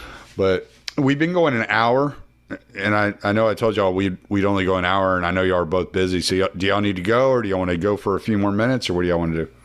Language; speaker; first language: English; native; English